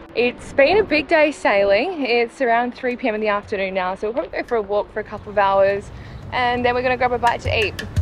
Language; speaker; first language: English; native; English